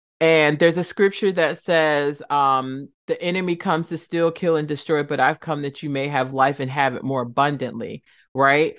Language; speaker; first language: English; native; English